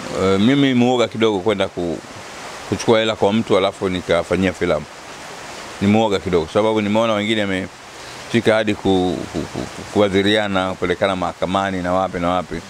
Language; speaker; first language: Swahili; native; Swahili